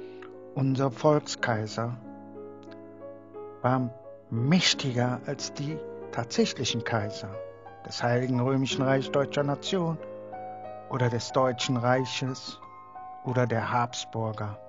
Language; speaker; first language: German; early bilingual, other home language; Turkish